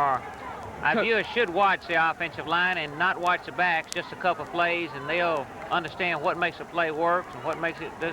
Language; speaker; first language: English; native; English